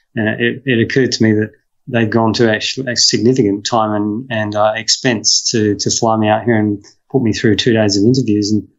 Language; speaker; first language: English; native; English